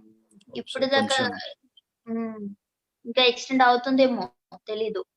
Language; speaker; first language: Telugu; non-native, learner; Malayalam